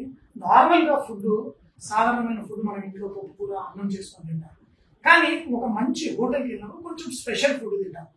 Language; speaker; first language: Telugu; native; Telugu